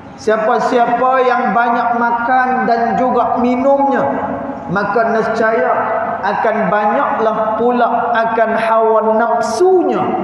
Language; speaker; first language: Malay; native; Malay